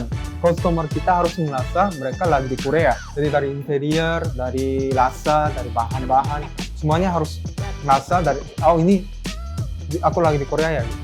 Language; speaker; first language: Indonesian; early bilingual, other home language; Korean